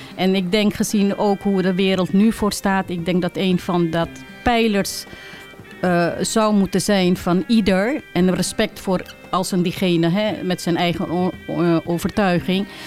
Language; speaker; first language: Dutch; early bilingual, other home language; Caribbean Hindustani